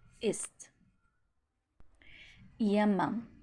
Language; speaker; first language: German; non-native, fluent; Turkish